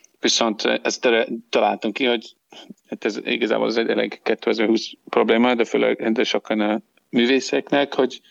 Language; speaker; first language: Hungarian; non-native, learner; English